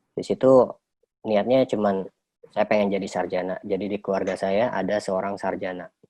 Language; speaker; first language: Indonesian; native; Indonesian